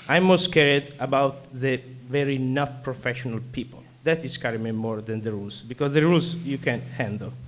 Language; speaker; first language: English; non-native, learner; Italian